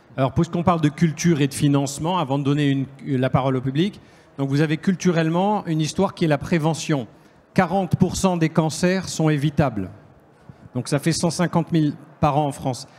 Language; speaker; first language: French; native; French